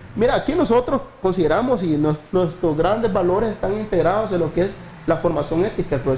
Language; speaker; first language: Spanish; native; Spanish